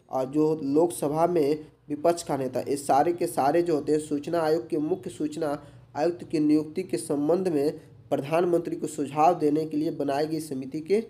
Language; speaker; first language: Hindi; native; Hindi